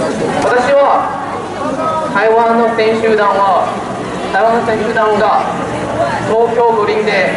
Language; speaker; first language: Japanese; non-native, learner; Chinese